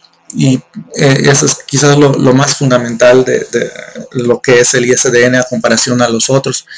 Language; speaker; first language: Spanish; native; Spanish